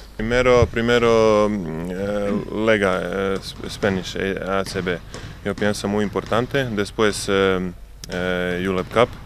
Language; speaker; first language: Spanish; non-native, learner; Serbian